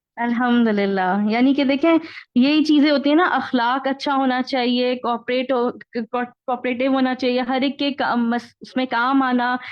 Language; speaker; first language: Urdu; native; Urdu